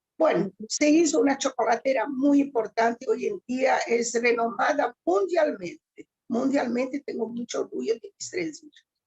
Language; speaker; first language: Spanish; early bilingual, heritage; Ladino